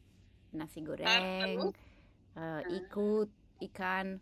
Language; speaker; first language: Indonesian; non-native, learner; English